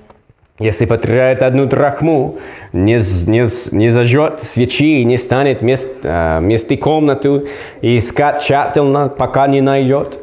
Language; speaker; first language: Russian; non-native, learner; English